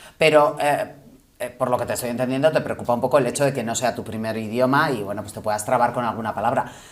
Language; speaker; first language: Spanish; native; Spanish